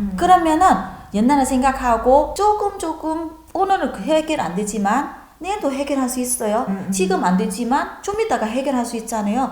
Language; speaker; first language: Korean; non-native, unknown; Vietnamese